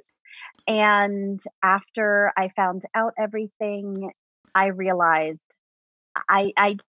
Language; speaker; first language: English; native; English